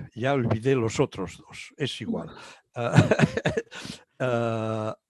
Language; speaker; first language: Spanish; non-native, local second language; Catalan